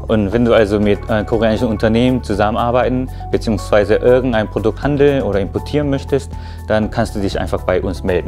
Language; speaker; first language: German; non-native, fluent; Korean